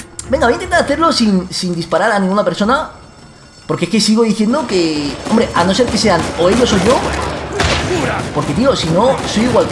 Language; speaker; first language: Spanish; native; Spanish